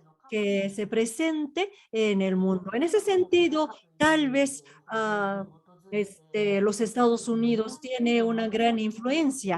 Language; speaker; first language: Spanish; non-native, fluent; Japanese